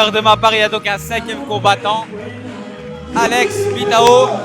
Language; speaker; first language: French; native; French